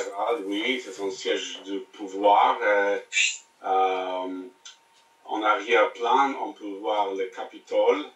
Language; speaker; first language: French; non-native, learner; English